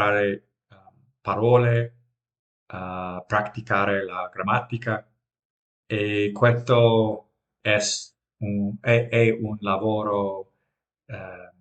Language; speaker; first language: Italian; non-native, learner; English